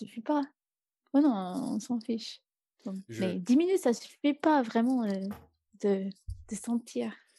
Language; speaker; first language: French; non-native, fluent; English